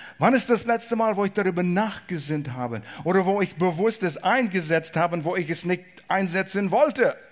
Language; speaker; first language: German; non-native, fluent; English